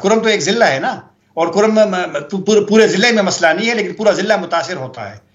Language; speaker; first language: Urdu; non-native, local second language; Pashto